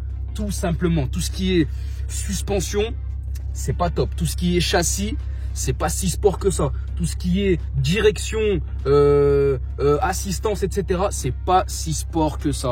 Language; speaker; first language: French; native; French